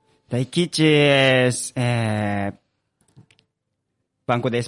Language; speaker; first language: Spanish; non-native, learner; Japanese